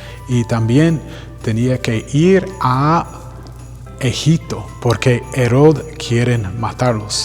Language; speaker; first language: Spanish; non-native, learner; English